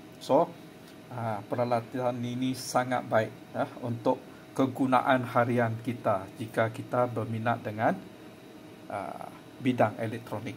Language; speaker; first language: Malay; non-native, local second language; Chinese